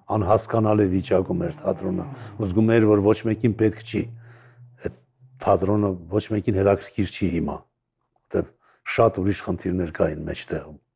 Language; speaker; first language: Armenian; native; Armenian